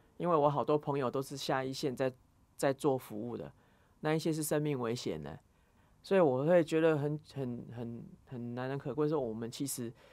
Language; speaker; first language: Chinese; native; Chinese